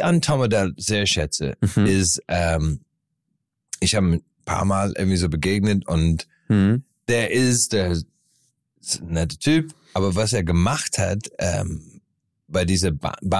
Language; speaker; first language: German; non-native, fluent; English